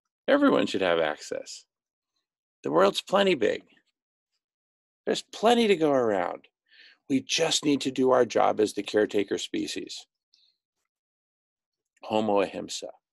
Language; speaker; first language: English; native; English